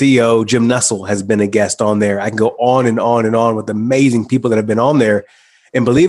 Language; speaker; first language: English; native; English